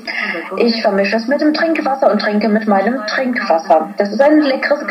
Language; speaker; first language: German; non-native, fluent; Russian